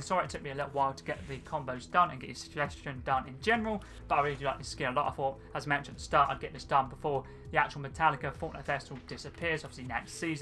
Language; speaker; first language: English; native; English